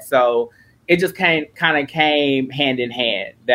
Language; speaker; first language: English; native; English